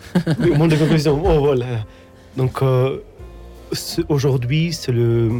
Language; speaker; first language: French; non-native, fluent; Ukrainian